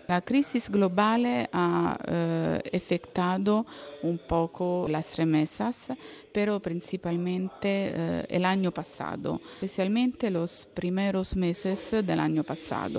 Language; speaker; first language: Spanish; non-native, fluent; Italian